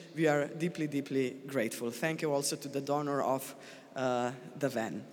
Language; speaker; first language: English; non-native, fluent; Slovenian